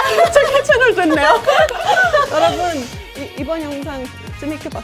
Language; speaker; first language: Korean; non-native, learner; Estonian